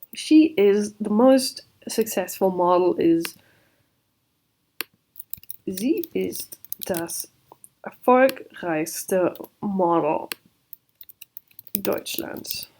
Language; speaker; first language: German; non-native, fluent; English